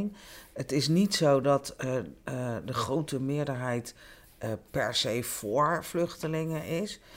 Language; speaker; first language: Dutch; native; Dutch